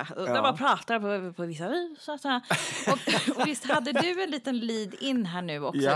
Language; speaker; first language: Swedish; native; Swedish